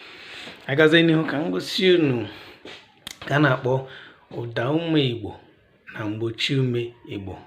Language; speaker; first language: Igbo; native; Igbo